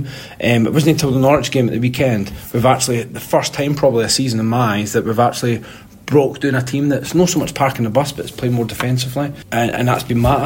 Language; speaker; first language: English; native; English